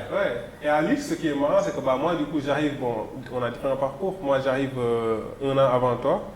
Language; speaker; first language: French; non-native, local second language; Wolof